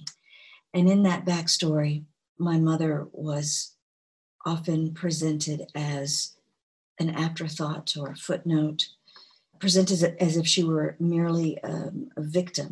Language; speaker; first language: English; native; English